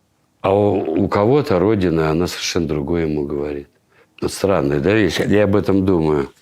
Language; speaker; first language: Russian; native; Russian